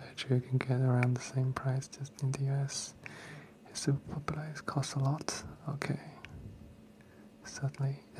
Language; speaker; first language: English; non-native, fluent; Chinese